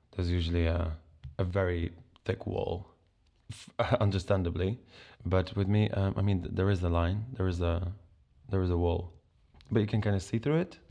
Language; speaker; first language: English; non-native, fluent; Polish